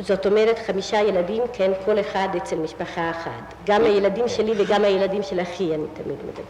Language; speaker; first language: Hebrew; non-native, fluent; Italian